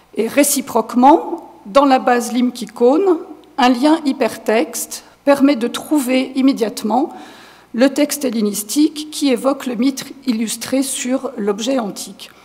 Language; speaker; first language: French; native; French